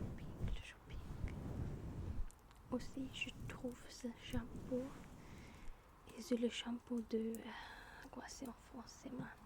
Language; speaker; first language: French; non-native, learner; German